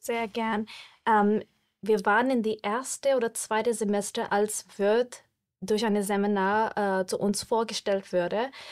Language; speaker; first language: German; non-native, fluent; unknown